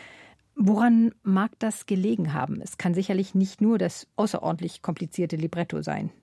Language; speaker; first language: German; native; German